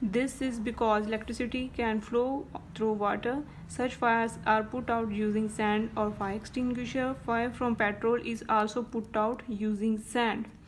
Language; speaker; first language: English; non-native, local second language; Punjabi